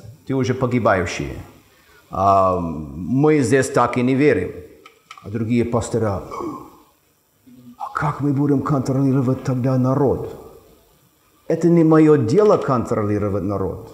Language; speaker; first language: Russian; non-native, fluent; English